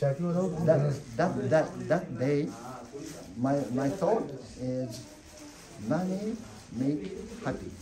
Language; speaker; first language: English; non-native, learner; Japanese